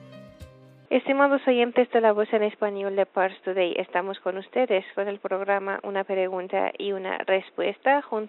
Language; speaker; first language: Spanish; non-native, fluent; Persian